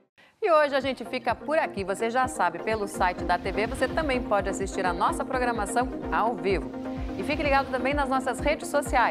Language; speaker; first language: Portuguese; native; Portuguese